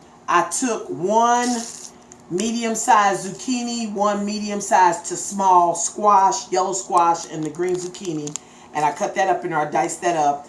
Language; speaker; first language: English; native; English